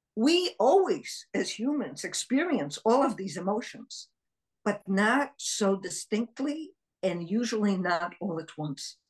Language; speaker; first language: English; early bilingual, other home language; Hebrew